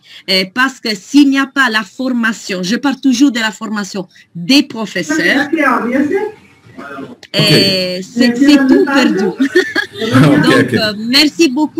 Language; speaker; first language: French; non-native, fluent; Italian